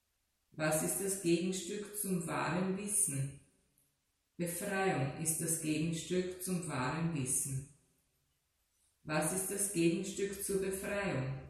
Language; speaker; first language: German; native; German